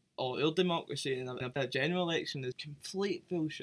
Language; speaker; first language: English; native; English